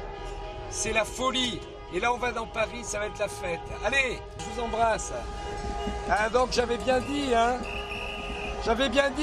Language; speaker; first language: French; native; French